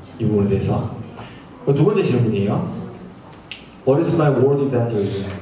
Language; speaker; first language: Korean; native; Korean